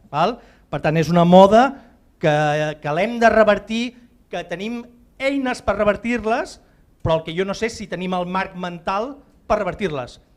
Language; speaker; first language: Catalan; native; Catalan